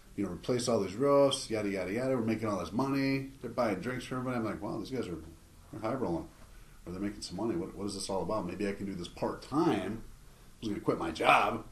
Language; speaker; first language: English; native; English